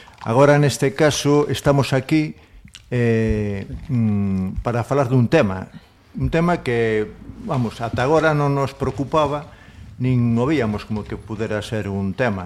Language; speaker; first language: Galician; non-native, local second language; Spanish